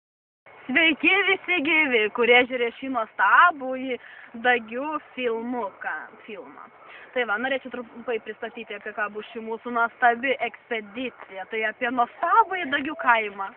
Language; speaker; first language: Lithuanian; native; Lithuanian